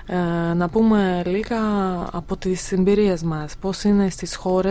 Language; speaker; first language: Greek; non-native, fluent; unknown